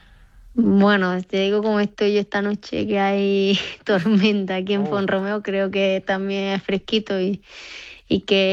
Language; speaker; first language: Spanish; native; Spanish